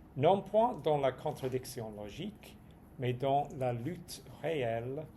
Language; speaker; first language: French; non-native, fluent; English